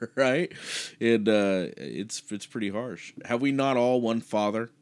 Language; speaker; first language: English; native; English